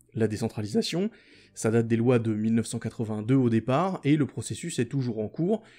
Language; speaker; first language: French; native; French